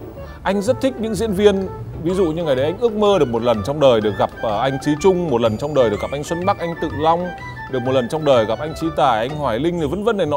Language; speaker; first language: Vietnamese; native; Vietnamese